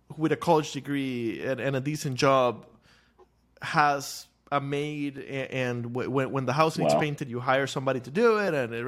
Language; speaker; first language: English; non-native, fluent; Spanish